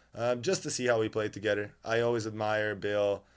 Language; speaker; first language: English; non-native, fluent; Serbian